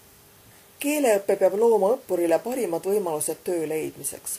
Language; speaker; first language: Estonian; native; Estonian